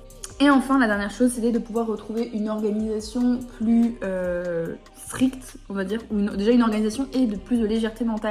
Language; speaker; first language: French; native; French